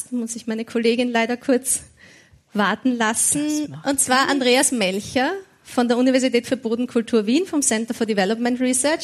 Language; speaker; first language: German; native; German